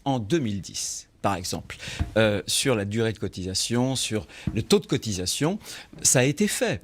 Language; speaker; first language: French; native; French